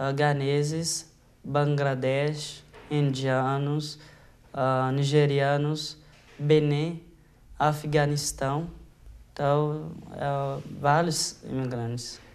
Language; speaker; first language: Portuguese; non-native, fluent; Haitian Creole